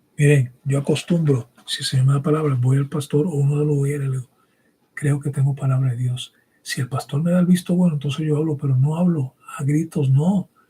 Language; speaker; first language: Spanish; early bilingual, heritage; Spanish